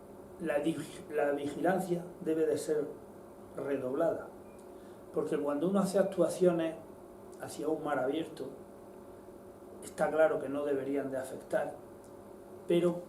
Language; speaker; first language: Spanish; native; Spanish